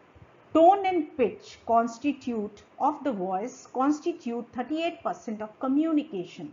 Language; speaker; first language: English; non-native, local second language; Hindi